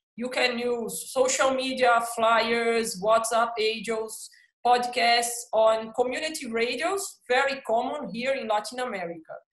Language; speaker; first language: English; non-native, fluent; Portuguese